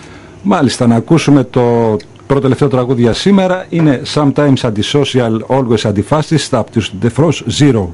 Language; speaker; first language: Greek; native; Greek